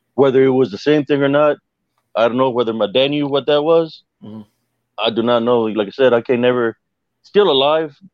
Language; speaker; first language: English; native; English